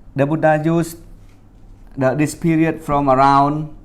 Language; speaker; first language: English; non-native, fluent; Khmer